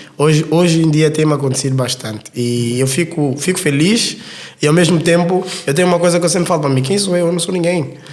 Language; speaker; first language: Portuguese; native; Portuguese